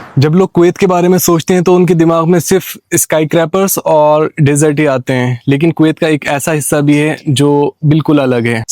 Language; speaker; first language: Hindi; native; Hindi